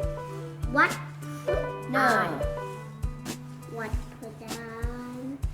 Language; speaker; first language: English; non-native, learner; Vietnamese